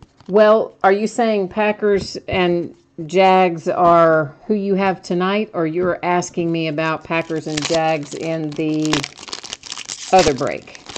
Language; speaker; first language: English; native; English